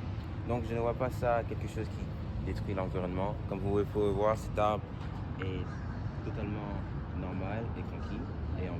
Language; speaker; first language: French; non-native, learner; English